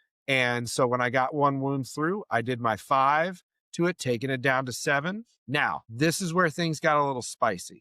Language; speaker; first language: English; native; English